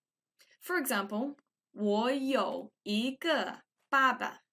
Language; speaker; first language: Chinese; non-native, fluent; English